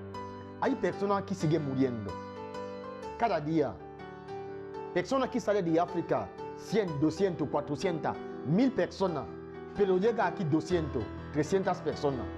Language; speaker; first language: Spanish; non-native, fluent; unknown